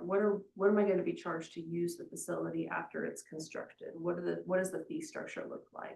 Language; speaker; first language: English; native; English